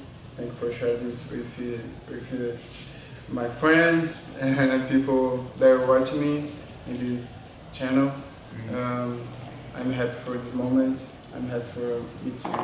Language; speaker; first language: English; non-native, learner; Portuguese